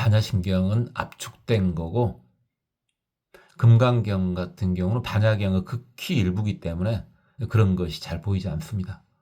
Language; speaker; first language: Korean; native; Korean